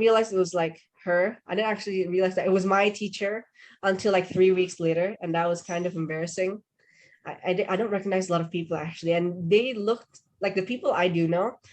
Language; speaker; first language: English; non-native, fluent; Indonesian